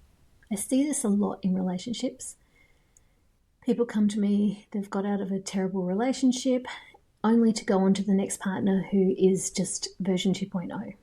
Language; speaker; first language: English; native; English